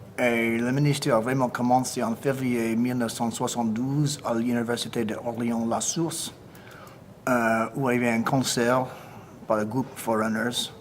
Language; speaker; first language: French; non-native, fluent; English